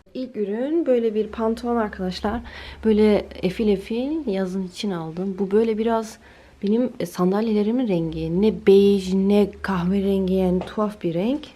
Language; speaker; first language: Turkish; early bilingual, heritage; Turkish